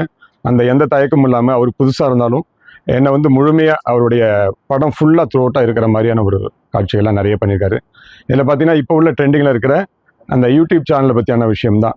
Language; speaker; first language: Tamil; native; Tamil